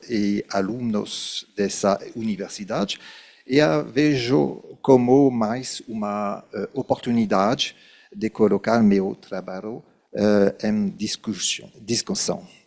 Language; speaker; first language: Portuguese; non-native, fluent; French